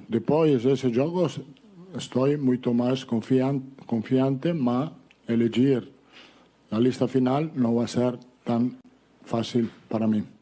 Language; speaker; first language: Portuguese; non-native, learner; Italian